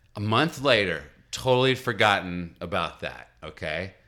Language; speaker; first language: English; native; English